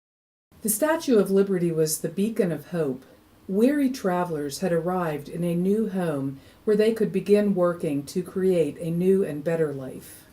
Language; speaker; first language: English; native; English